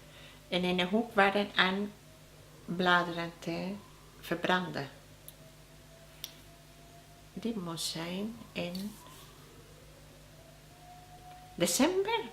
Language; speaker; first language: Dutch; non-native, learner; Spanish